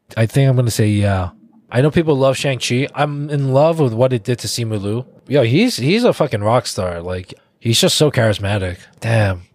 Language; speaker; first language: English; early bilingual, other home language; Korean